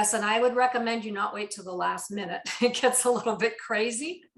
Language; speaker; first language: English; native; English